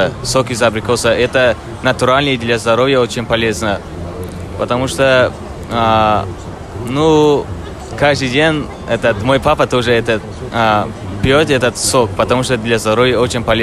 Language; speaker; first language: Russian; non-native, learner; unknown